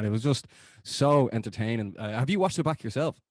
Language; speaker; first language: English; native; English